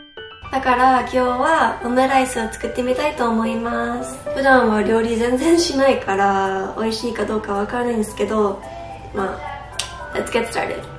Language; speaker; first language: Japanese; non-native, learner; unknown